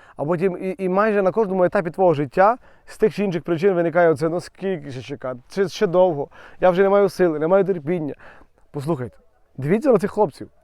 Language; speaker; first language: Ukrainian; native; Ukrainian